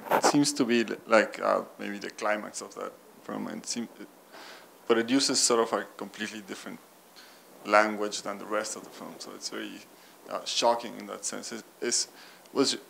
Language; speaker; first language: English; native; English